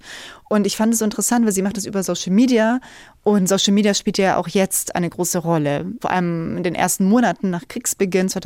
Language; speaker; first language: German; native; German